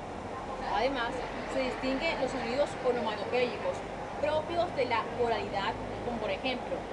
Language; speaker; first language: Spanish; native; Spanish